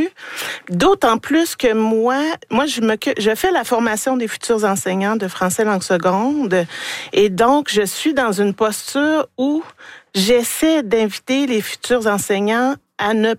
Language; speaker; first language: French; native; French